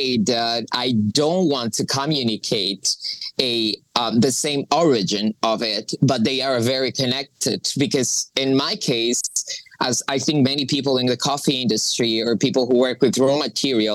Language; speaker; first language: English; non-native, fluent; Spanish